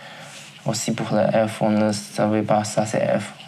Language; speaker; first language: French; non-native, learner; Chinese